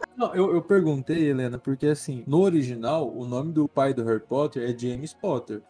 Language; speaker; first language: Portuguese; native; Portuguese